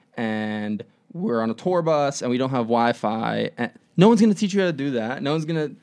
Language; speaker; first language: English; native; English